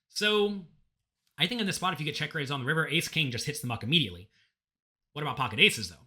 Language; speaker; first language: English; native; English